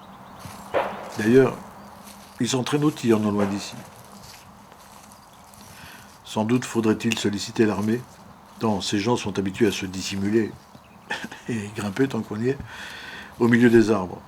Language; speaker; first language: French; native; French